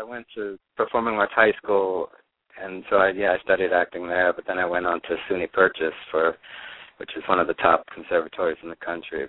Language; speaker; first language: English; native; English